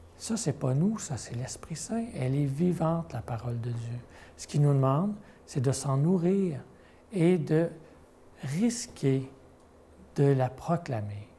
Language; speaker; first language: French; native; French